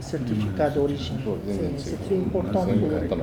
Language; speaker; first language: French; non-native, learner; Japanese